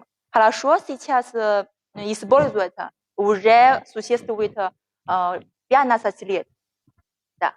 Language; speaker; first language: Russian; non-native, learner; Chinese